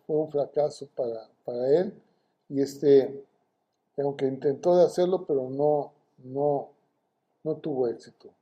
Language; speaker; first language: Spanish; native; Spanish